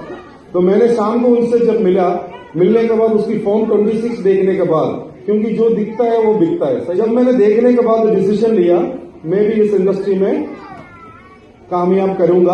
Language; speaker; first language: Hindi; non-native, local second language; Malayalam